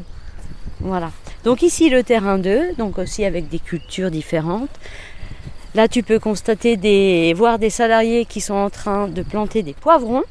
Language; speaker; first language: French; native; French